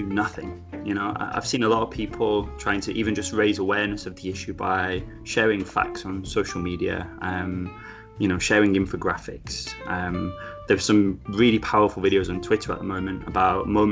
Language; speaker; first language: English; native; English